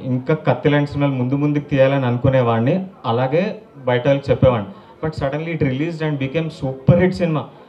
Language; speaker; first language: Telugu; native; Telugu